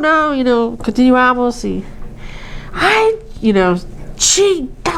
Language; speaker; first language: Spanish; early bilingual, heritage; Spanish